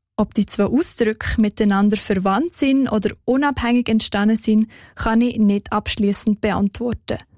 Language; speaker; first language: German; native; German